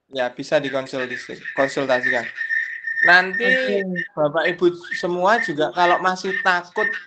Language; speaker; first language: Indonesian; native; Indonesian